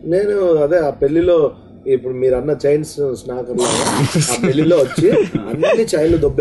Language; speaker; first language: Telugu; native; Telugu